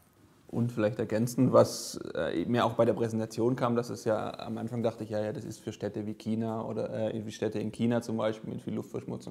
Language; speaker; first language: German; native; German